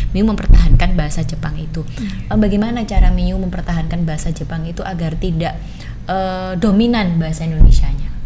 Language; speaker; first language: Indonesian; native; Indonesian